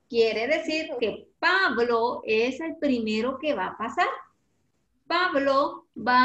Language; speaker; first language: Spanish; native; Spanish